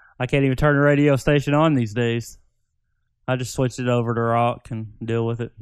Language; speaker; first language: English; native; English